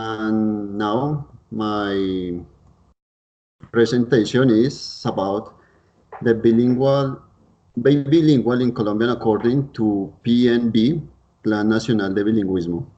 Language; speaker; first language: English; non-native, learner; Spanish